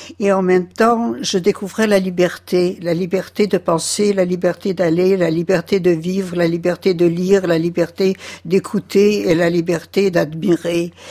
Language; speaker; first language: French; early bilingual, other home language; Yiddish